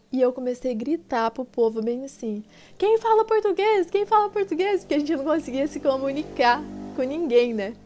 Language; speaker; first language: Portuguese; native; Portuguese